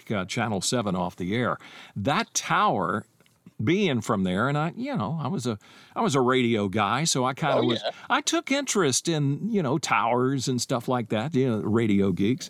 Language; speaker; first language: English; native; English